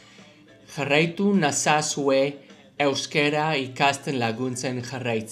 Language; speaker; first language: Basque; non-native, learner; English